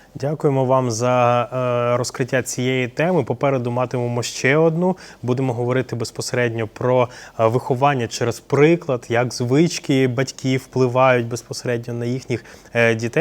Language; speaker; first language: Ukrainian; native; Ukrainian